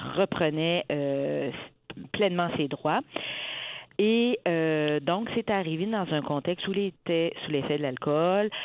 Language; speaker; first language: French; native; French